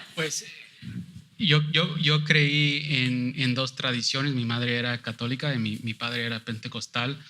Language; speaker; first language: Spanish; early bilingual, other home language; English